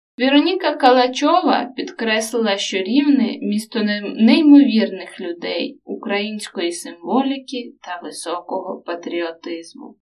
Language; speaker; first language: Ukrainian; native; Ukrainian